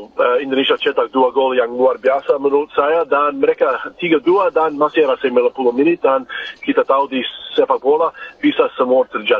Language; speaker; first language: Indonesian; non-native, fluent; English